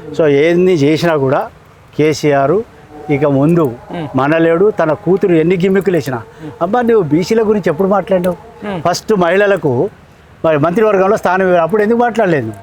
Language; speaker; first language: Telugu; non-native, local second language; Lambadi